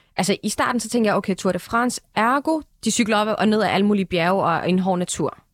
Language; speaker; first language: Danish; early bilingual, other home language; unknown